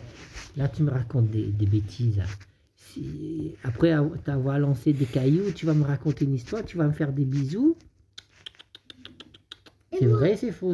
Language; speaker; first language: French; native; French